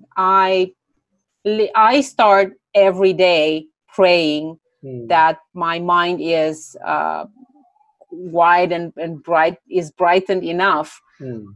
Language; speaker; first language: English; non-native, fluent; Romanian